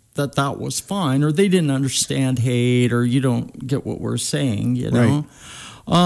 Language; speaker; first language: English; native; English